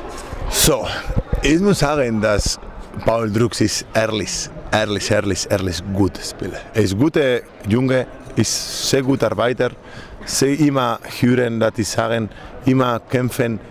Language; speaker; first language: German; non-native, learner; Spanish